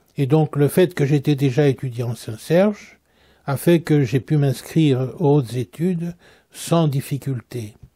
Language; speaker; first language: French; native; French